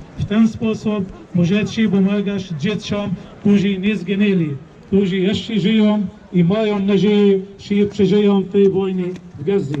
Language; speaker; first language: Polish; non-native, fluent; Arabic